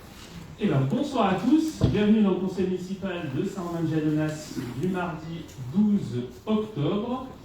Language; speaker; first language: French; native; French